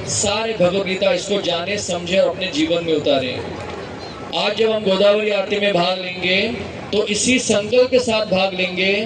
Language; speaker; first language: Hindi; non-native, local second language; Marathi